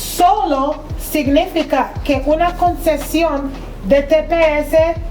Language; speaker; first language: Spanish; non-native, fluent; English